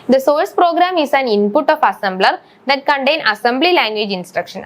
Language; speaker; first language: English; non-native, local second language; Malayalam